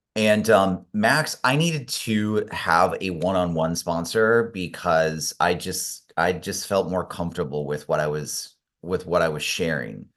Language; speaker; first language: English; native; English